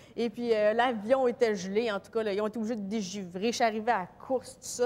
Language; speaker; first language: French; native; French